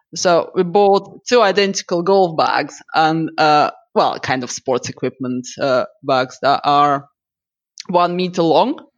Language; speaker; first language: English; non-native, fluent; Russian